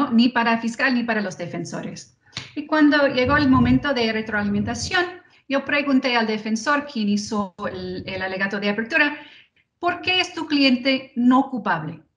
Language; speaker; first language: Spanish; non-native, fluent; English